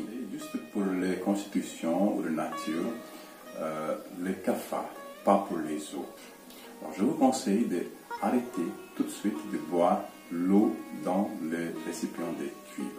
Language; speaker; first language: French; non-native, fluent; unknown